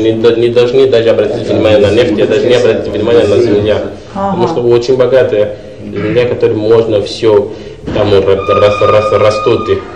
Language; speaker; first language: Russian; non-native, learner; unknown